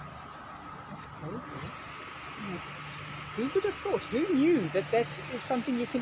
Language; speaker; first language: English; non-native, local second language; Afrikaans